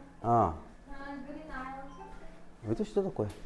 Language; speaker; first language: Russian; non-native, learner; Korean